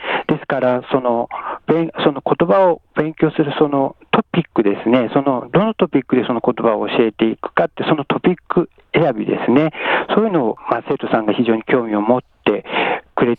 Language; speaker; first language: Japanese; native; Japanese